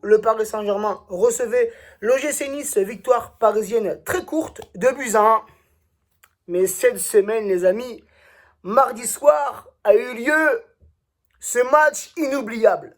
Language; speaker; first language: French; native; French